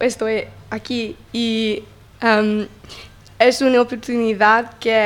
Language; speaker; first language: Spanish; non-native, learner; English